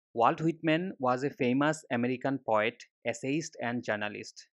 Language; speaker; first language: English; non-native, local second language; Assamese